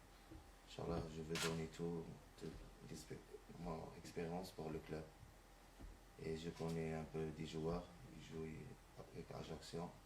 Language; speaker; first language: French; non-native, local second language; Arabic